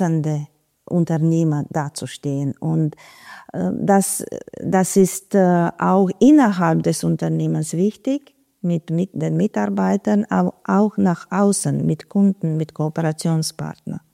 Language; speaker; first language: German; non-native, fluent; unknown